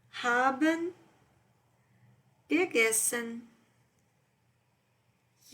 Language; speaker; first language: German; non-native, fluent; Portuguese